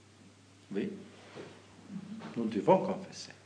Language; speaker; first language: French; non-native, fluent; German